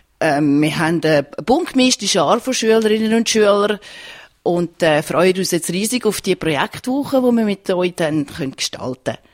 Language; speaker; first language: German; native; German